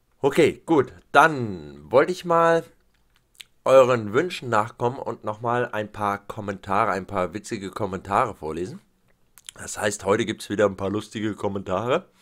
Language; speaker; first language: German; native; German